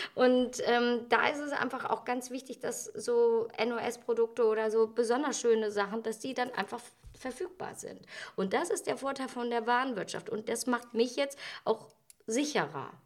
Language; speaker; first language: German; native; German